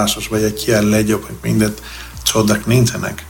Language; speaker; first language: Hungarian; non-native, learner; Greek